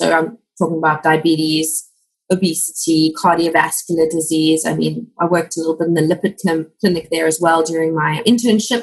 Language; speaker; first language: English; native; English